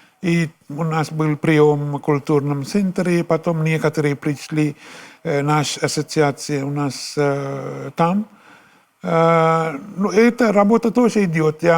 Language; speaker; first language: Russian; non-native, fluent; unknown